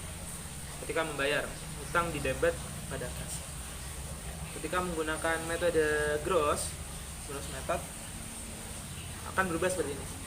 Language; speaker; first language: Indonesian; native; Indonesian